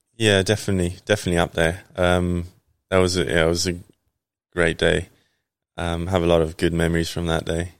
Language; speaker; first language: English; native; English